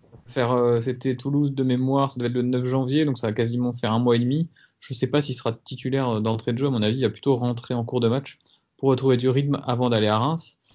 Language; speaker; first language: French; native; French